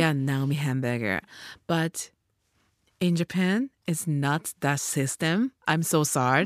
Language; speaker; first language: English; non-native, learner; Japanese